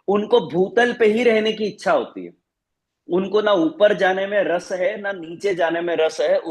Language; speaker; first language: Hindi; non-native, local second language; Gujarati